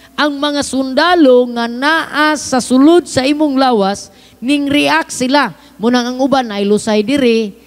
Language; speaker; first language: Cebuano; native; Cebuano